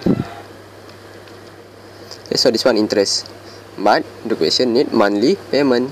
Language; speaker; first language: English; non-native, local second language; Malay